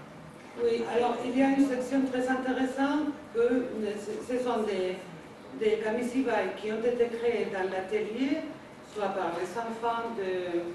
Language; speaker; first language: French; non-native, fluent; Spanish